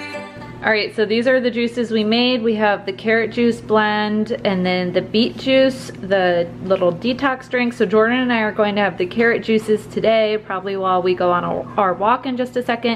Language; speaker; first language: English; native; English